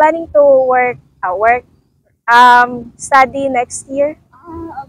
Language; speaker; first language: English; non-native, local second language; Cebuano